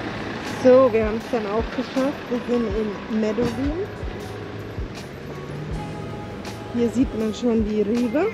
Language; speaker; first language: German; native; German